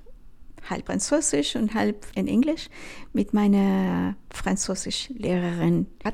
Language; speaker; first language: German; non-native, fluent; Spanish